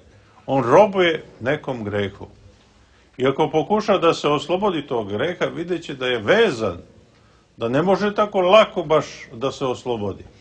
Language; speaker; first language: Serbian; native; Serbian